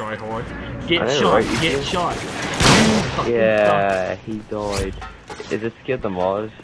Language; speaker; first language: English; native; English